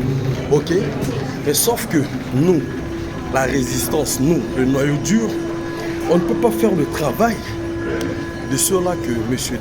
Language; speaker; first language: French; non-native, local second language; Lingala